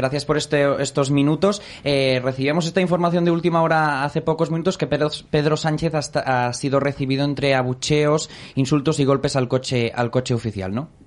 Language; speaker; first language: Spanish; non-native, local second language; Catalan